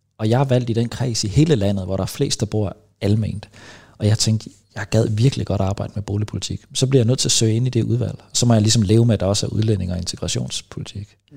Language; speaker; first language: Danish; native; Danish